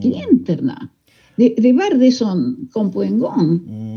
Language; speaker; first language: Swedish; non-native, fluent; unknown